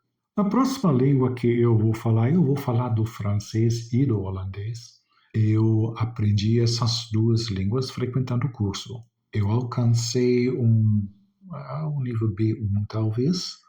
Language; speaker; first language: Portuguese; non-native, fluent; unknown